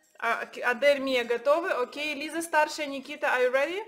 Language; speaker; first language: Russian; native; Russian